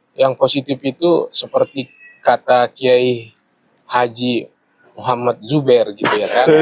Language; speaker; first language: Indonesian; native; Indonesian